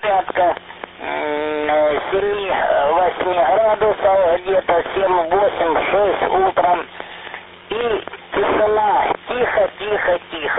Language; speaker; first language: Russian; native; Russian